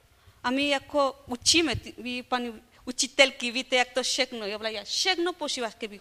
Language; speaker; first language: Czech; non-native, learner; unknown